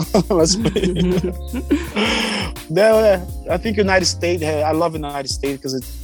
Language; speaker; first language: English; non-native, learner; Portuguese